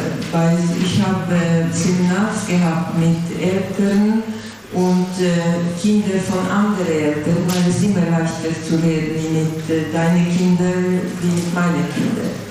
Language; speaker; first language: German; non-native, fluent; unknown